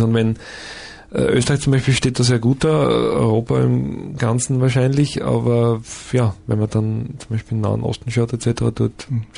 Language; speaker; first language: German; native; German